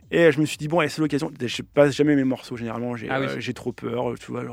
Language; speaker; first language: French; native; French